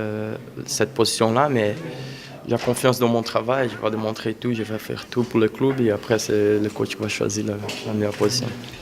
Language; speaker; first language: French; non-native, fluent; Portuguese